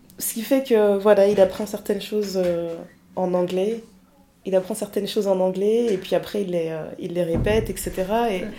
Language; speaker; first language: French; early bilingual, other home language; Lingala